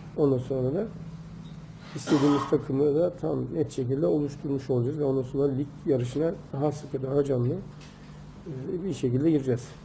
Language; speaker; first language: Turkish; native; Turkish